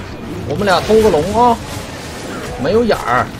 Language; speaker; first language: Chinese; native; Chinese